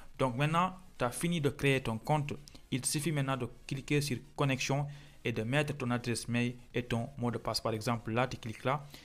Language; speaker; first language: French; non-native, local second language; Fula